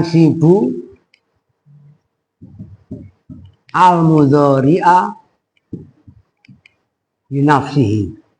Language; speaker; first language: Arabic; non-native, fluent; Indonesian